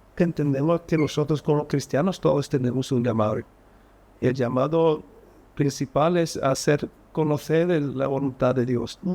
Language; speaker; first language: Spanish; early bilingual, heritage; Spanish